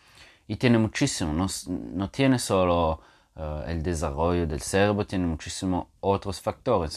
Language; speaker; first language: Spanish; non-native, fluent; Portuguese